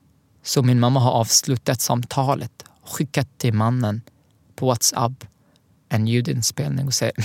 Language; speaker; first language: Swedish; non-native, learner; Arabic